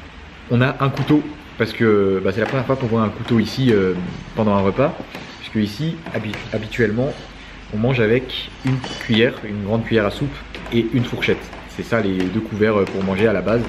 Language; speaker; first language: French; native; French